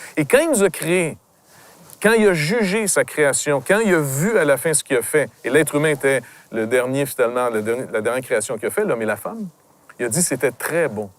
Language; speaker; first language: French; native; French